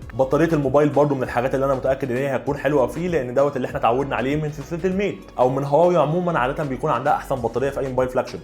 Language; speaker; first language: Arabic; native; Arabic